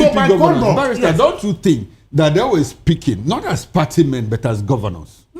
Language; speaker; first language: English; non-native, local second language; Igbo